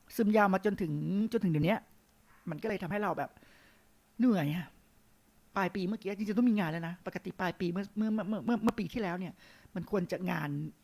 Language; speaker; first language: Thai; native; Thai